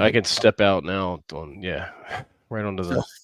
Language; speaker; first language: English; native; English